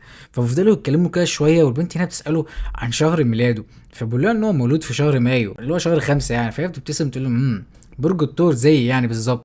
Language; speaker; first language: Arabic; native; Arabic